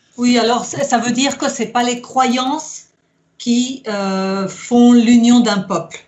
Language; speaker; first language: French; non-native, fluent; Spanish